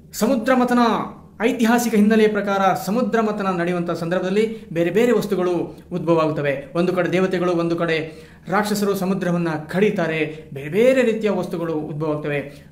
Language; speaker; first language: Kannada; non-native, local second language; Kodava